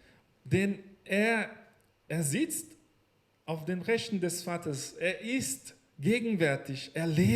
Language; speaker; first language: German; non-native, learner; Portuguese